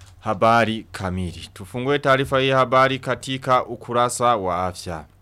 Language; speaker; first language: Swahili; non-native, local second language; Rundi